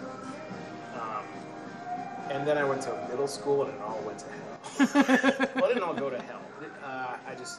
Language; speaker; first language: English; native; English